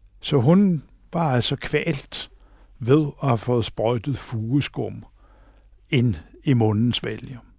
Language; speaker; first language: Danish; native; Danish